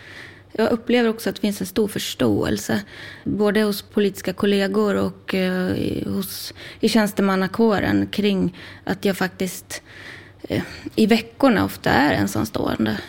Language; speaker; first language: Swedish; native; Swedish